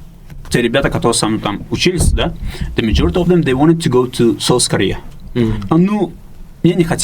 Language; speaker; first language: Russian; non-native, local second language; Uzbek